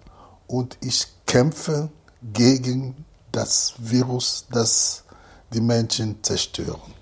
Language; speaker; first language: German; non-native, fluent; Lingala